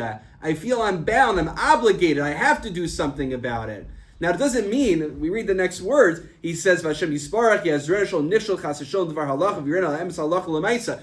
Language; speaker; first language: English; native; English